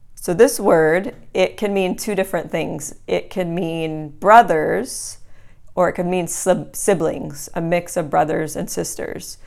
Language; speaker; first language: English; native; English